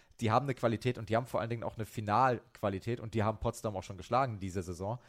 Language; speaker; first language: German; native; German